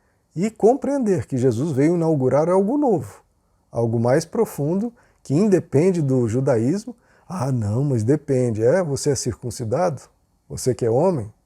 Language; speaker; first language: Portuguese; native; Portuguese